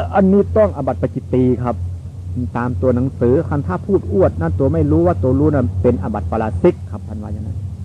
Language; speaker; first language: Thai; native; Thai